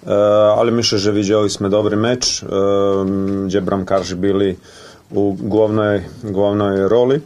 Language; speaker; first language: Polish; non-native, learner; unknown